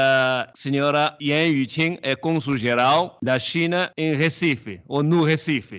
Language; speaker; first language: Portuguese; non-native, fluent; Chinese